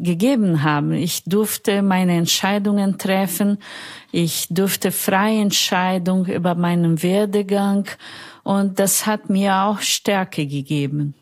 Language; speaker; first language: German; non-native, fluent; Portuguese